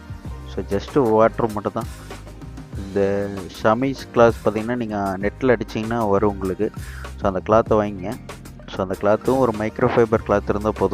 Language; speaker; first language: Tamil; native; Tamil